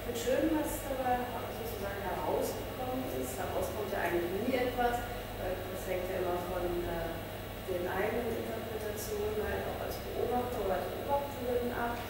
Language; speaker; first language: German; early bilingual, other home language; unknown